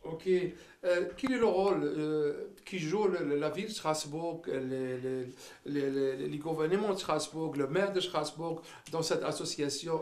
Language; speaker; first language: French; non-native, local second language; Arabic